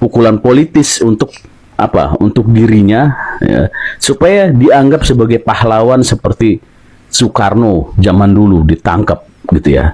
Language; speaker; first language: Indonesian; native; Indonesian